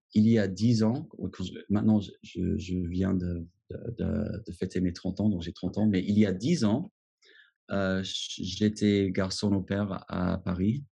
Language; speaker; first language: French; non-native, fluent; English